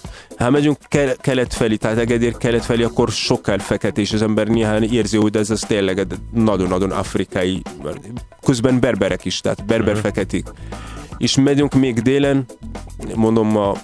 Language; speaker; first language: Hungarian; non-native, learner; Arabic